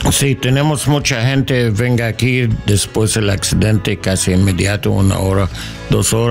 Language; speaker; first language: Spanish; non-native, learner; English